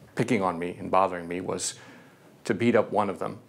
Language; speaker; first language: English; native; English